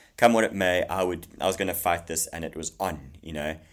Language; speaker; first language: English; native; English